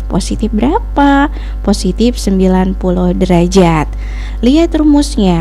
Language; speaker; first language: Indonesian; native; Indonesian